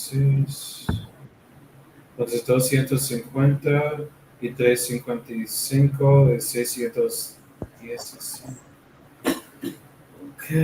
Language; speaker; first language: Spanish; non-native, learner; English